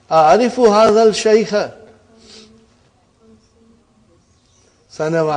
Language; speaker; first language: Arabic; non-native, fluent; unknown